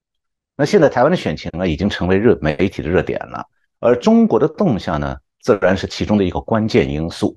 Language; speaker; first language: Chinese; native; Chinese